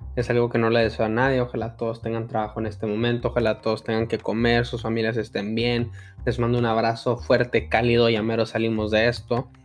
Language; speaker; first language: Spanish; early bilingual, heritage; Spanish